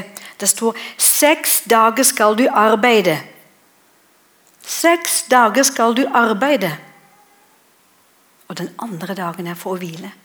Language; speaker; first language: Norwegian; non-native, fluent; English